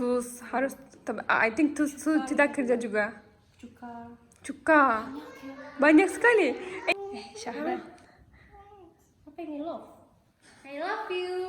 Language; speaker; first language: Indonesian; non-native, learner; Turkish